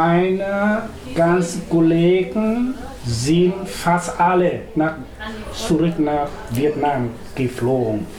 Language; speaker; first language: German; non-native, learner; Vietnamese